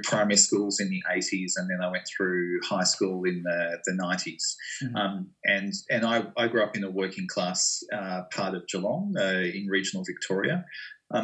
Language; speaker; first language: English; native; English